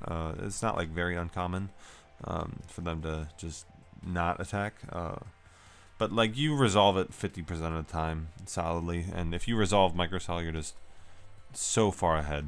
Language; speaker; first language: English; native; English